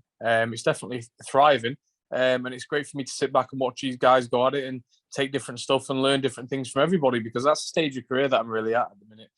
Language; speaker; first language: English; native; English